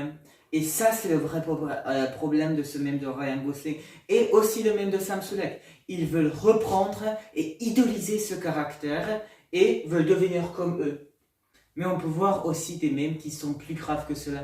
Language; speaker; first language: French; non-native, learner; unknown